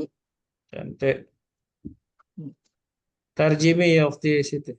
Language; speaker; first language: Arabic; non-native, fluent; Malay